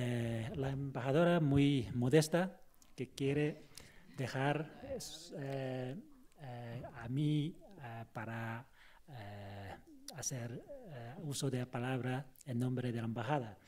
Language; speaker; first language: Spanish; non-native, fluent; Chinese